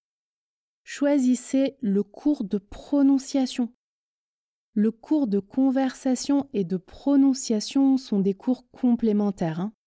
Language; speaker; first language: French; native; French